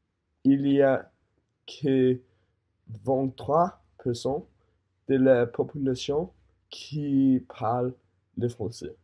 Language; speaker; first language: French; non-native, learner; Danish